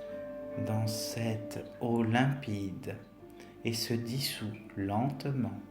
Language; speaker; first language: French; native; French